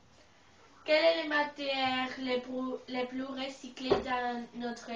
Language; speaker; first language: French; non-native, learner; Spanish